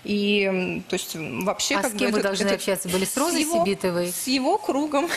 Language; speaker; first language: Russian; native; Russian